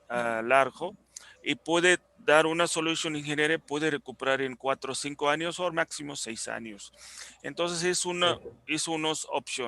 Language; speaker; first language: Spanish; non-native, fluent; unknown